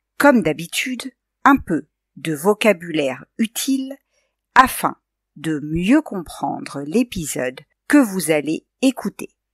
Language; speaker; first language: French; native; French